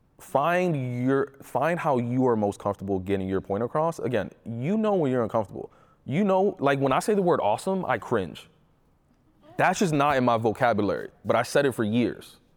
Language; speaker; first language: English; early bilingual, other home language; Spanish